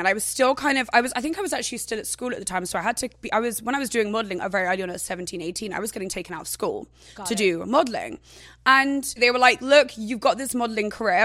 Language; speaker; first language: English; native; English